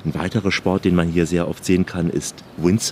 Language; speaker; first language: German; native; German